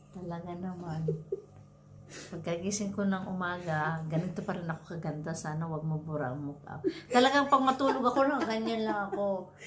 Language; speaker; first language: Filipino; non-native, local second language; Cebuano